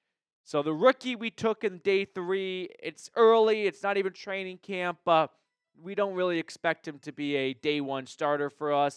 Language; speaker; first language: English; native; English